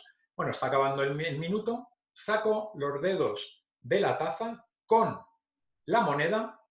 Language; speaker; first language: Spanish; native; Spanish